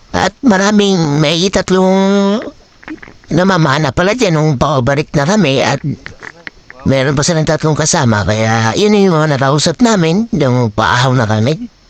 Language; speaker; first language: Filipino; non-native, local second language; Waray